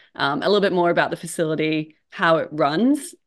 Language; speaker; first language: English; native; English